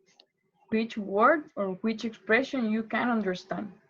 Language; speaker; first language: English; non-native, learner; Spanish